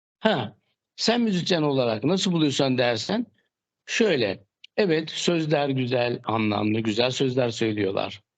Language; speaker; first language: Turkish; native; Turkish